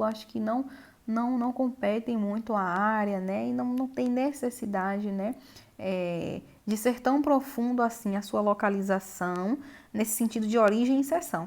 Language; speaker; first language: Portuguese; native; Portuguese